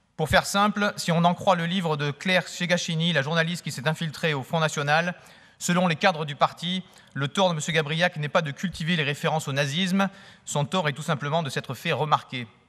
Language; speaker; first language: French; native; French